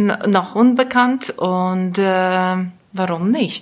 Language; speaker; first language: German; non-native, learner; Latvian